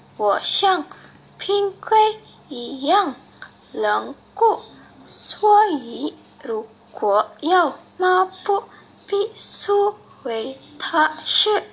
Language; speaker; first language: Chinese; non-native, learner; Indonesian